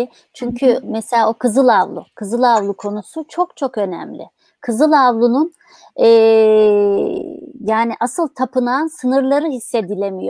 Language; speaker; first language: Turkish; native; Turkish